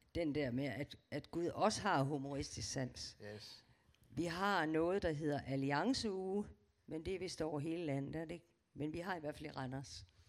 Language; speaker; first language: Danish; native; Danish